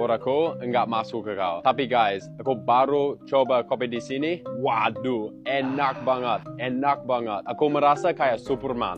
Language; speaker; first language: Indonesian; non-native, fluent; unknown